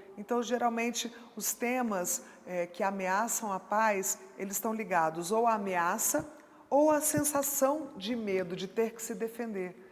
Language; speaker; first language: Portuguese; native; Portuguese